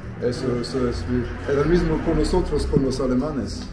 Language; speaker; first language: Spanish; non-native, learner; Luxembourgish